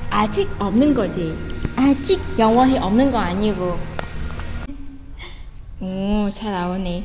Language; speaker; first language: Korean; non-native, fluent; Vietnamese